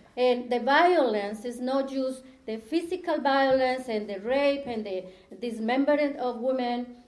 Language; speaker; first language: English; non-native, fluent; Spanish